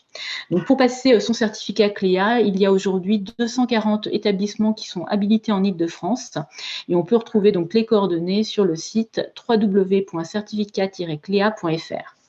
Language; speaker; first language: French; native; French